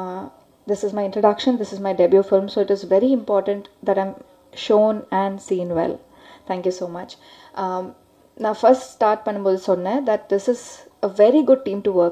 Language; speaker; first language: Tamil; non-native, learner; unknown